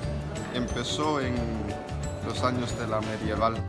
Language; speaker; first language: Spanish; non-native, learner; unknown